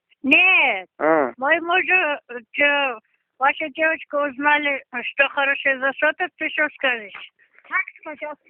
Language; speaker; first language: Russian; non-native, local second language; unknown